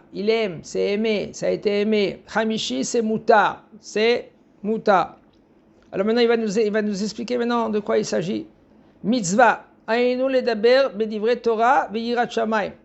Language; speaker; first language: French; native; French